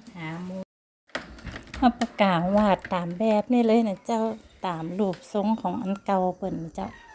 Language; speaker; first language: Thai; native; Thai